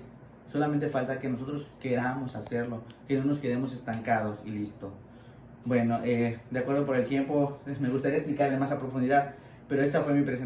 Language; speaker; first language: Spanish; native; Spanish